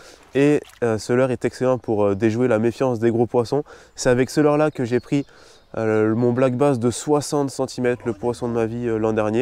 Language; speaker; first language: French; native; French